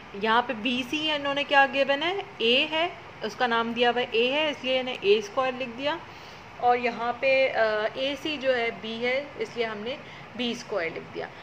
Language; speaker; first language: Urdu; native; Urdu